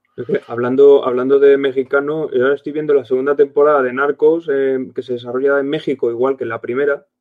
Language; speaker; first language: Spanish; native; Spanish